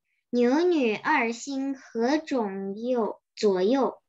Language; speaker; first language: Chinese; early bilingual, heritage; Chinese